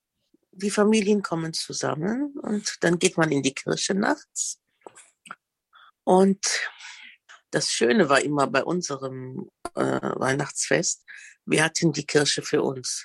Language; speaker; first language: German; non-native, fluent; Arabic